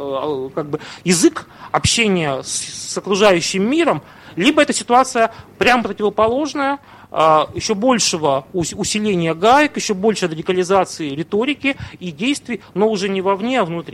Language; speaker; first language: Russian; native; Russian